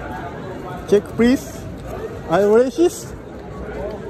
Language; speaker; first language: English; non-native, learner; Japanese